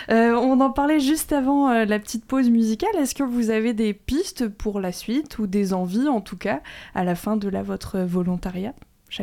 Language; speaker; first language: French; native; French